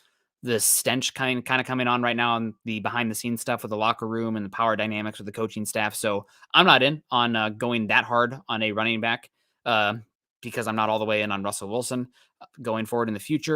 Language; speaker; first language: English; native; English